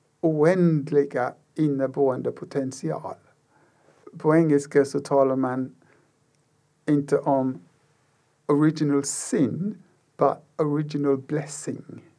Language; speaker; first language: Swedish; non-native, fluent; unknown